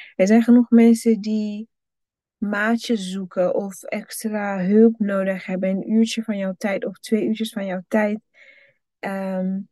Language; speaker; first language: Dutch; non-native, fluent; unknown